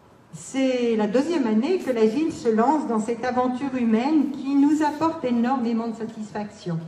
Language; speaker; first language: French; native; French